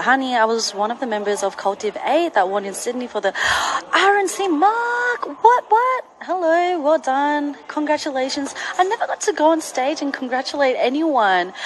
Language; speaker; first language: English; early bilingual, other home language; Korean